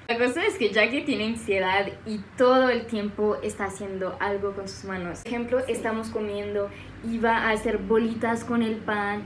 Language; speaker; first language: Spanish; non-native, fluent; French